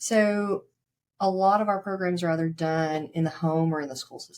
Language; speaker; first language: English; native; English